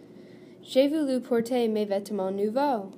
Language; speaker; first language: French; non-native, learner; English